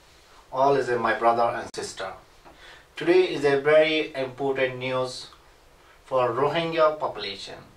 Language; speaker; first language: English; non-native, learner; Rohingya